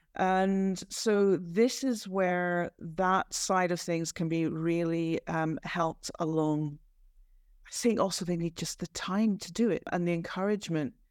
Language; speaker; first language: English; native; English